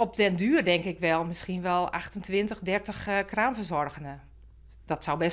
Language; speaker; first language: Dutch; native; Dutch